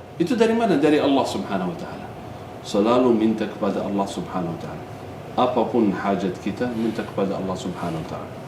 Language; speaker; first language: Indonesian; non-native, fluent; Arabic